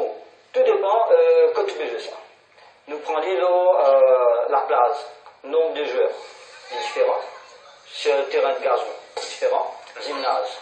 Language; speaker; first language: French; non-native, local second language; Morisyen